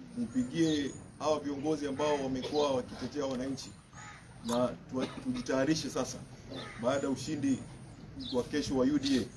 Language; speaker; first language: Swahili; native; Swahili